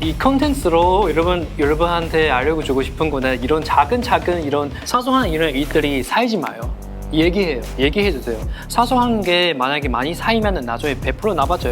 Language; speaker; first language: Korean; non-native, fluent; Chinese